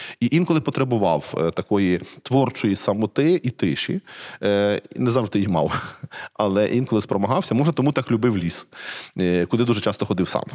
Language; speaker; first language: Ukrainian; native; Ukrainian